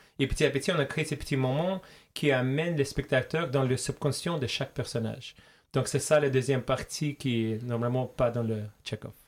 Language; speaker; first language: French; non-native, fluent; Russian